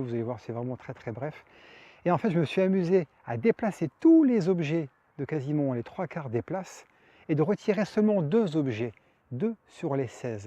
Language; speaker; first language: French; native; French